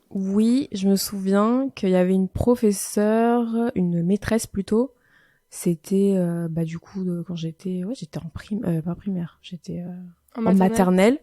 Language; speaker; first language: French; native; French